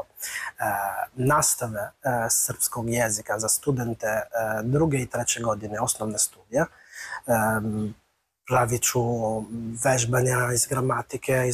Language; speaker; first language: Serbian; non-native, learner; Italian